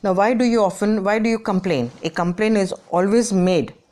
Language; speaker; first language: English; non-native, local second language; Gujarati